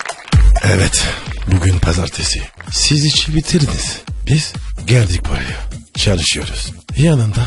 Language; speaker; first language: Turkish; non-native, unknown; French